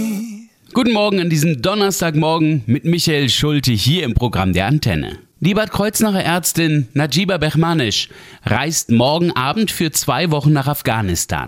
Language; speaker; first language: German; native; German